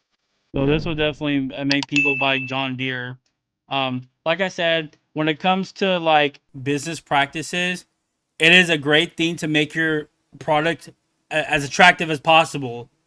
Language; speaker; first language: English; native; English